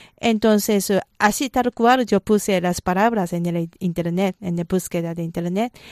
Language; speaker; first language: Spanish; non-native, fluent; Japanese